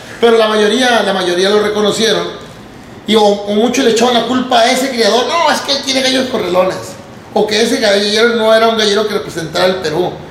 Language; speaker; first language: Spanish; native; Spanish